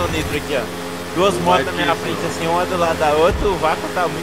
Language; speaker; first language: Portuguese; native; Portuguese